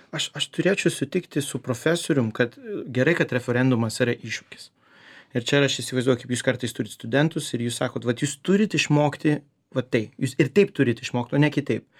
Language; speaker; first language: Lithuanian; early bilingual, heritage; Lithuanian